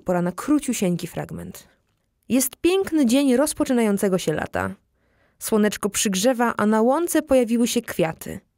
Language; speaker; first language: Polish; native; Polish